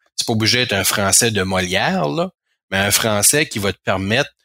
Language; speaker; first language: French; native; French